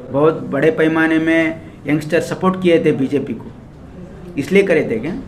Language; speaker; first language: Hindi; non-native, local second language; Kannada